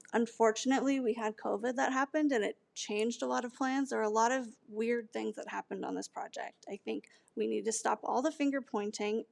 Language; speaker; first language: English; native; English